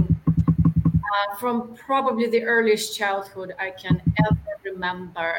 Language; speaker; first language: English; non-native, fluent; Russian